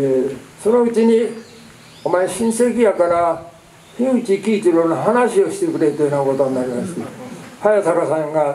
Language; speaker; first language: Japanese; native; Japanese